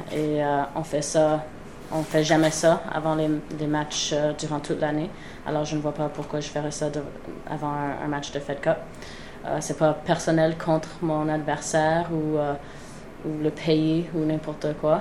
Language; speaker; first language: French; non-native, local second language; English